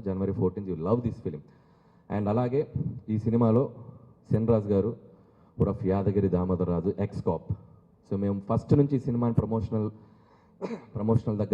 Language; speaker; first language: Telugu; native; Telugu